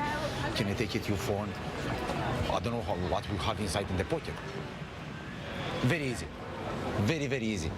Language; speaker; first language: English; non-native, learner; Romanian